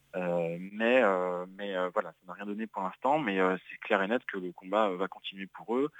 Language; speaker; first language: French; native; French